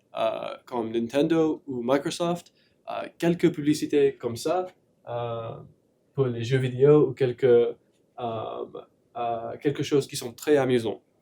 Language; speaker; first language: French; non-native, learner; English